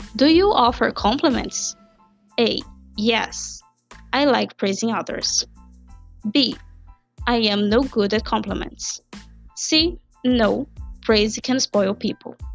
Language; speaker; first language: English; non-native, fluent; Portuguese